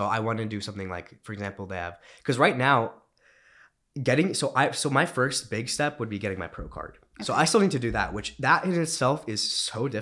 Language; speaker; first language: English; early bilingual, other home language; Romanian